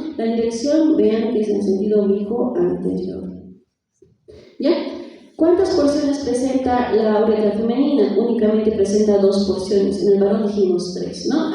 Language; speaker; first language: Spanish; native; Spanish